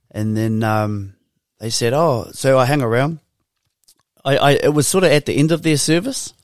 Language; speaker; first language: English; native; English